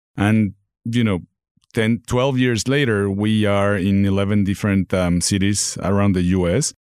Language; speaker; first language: English; non-native, fluent; Spanish